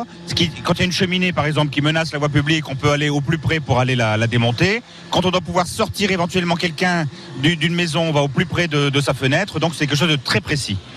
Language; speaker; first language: French; native; French